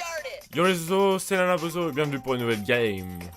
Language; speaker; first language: French; native; French